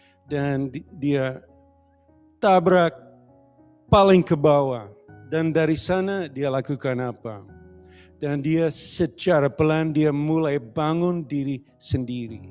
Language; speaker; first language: Indonesian; non-native, learner; English